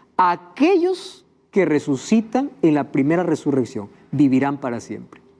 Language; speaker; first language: Spanish; native; Spanish